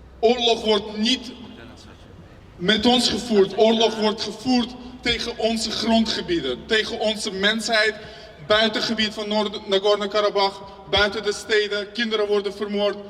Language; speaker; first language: Dutch; non-native, fluent; Azerbaijani